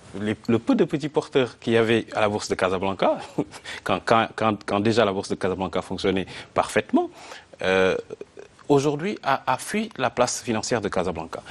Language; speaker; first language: French; non-native, local second language; Arabic